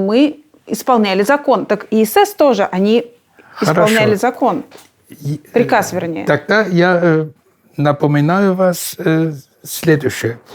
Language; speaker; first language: Russian; non-native, fluent; German